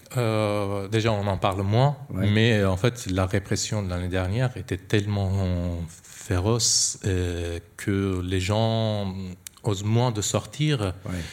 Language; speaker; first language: French; non-native, fluent; Persian